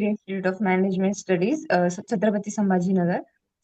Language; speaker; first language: English; non-native, learner; Marathi